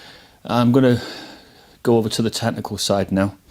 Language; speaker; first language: English; native; English